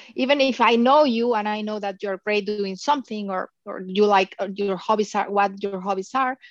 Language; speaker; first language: English; non-native, fluent; Spanish